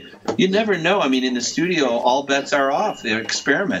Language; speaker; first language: English; native; English